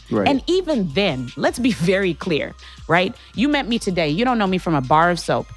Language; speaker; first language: English; non-native, local second language; Shona